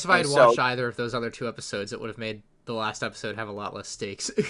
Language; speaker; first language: English; native; English